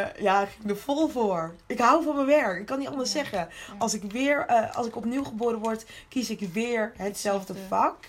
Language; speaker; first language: Dutch; early bilingual, other home language; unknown